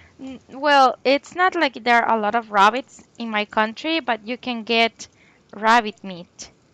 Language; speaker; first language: English; non-native, local second language; Spanish